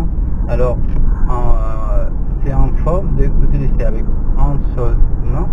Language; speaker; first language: French; non-native, learner; Spanish